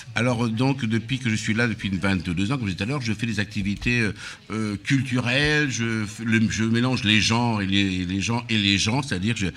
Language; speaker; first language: French; native; French